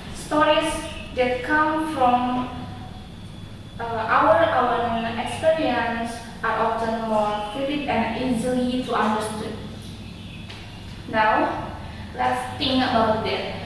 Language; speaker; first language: English; non-native, learner; Indonesian